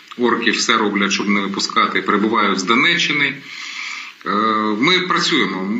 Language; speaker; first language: Ukrainian; non-native, local second language; Russian